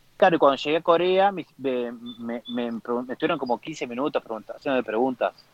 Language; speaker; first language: Spanish; native; Spanish